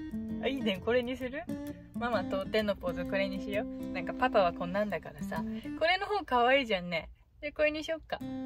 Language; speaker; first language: Japanese; native; Japanese